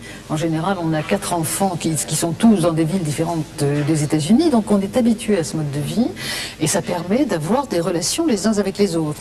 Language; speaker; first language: French; native; French